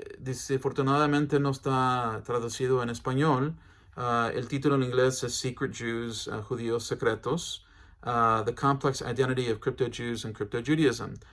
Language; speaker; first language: Spanish; early bilingual, heritage; English